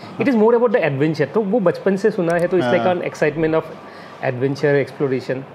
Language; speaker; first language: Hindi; non-native, local second language; Assamese